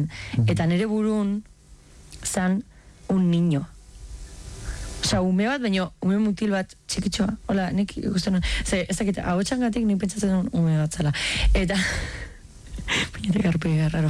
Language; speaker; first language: Basque; native; Basque